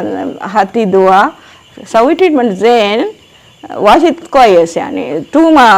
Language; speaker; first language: Arabic; non-native, learner; Sinhala